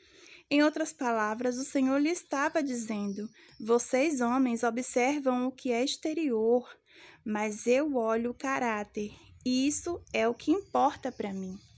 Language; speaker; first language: Portuguese; native; Portuguese